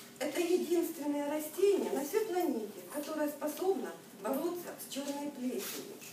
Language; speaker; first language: Russian; native; Russian